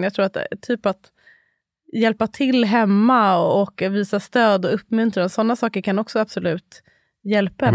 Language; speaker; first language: Swedish; native; Swedish